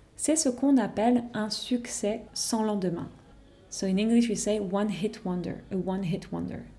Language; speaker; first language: French; native; French